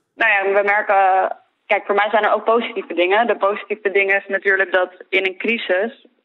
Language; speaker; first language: Dutch; early bilingual, other home language; Greek